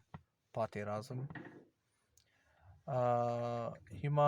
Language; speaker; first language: Armenian; non-native, learner; Azerbaijani